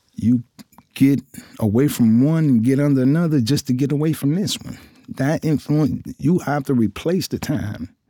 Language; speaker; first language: English; native; English